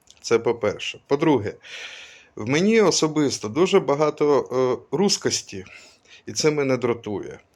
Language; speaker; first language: Ukrainian; non-native, local second language; Russian